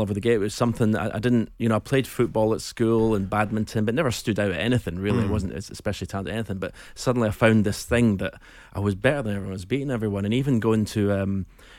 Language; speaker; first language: English; native; English